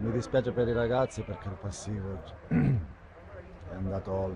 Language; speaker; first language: Italian; native; Italian